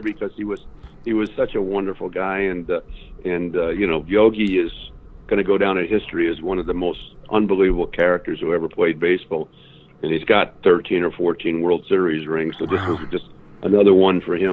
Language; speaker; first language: English; native; English